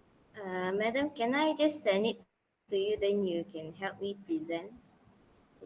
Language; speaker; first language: English; non-native, local second language; Malay